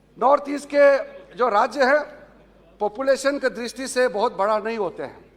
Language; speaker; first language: Hindi; non-native, local second language; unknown